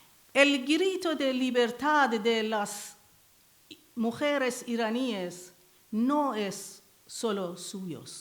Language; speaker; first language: Spanish; non-native, learner; Persian